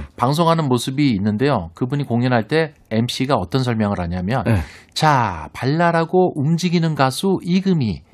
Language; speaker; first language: Korean; native; Korean